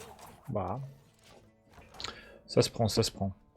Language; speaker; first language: French; native; French